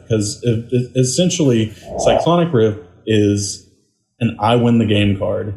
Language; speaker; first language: English; native; English